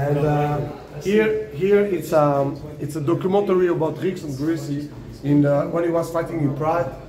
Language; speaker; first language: English; non-native, fluent; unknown